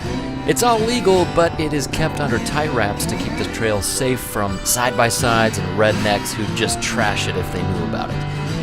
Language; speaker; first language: English; native; English